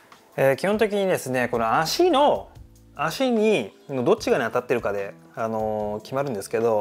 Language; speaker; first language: Japanese; native; Japanese